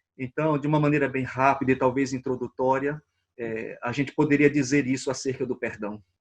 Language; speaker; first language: Portuguese; native; Portuguese